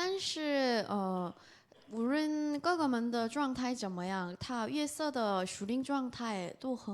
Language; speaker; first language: Chinese; non-native, fluent; Korean